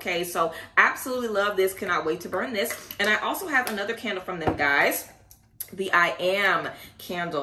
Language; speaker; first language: English; native; English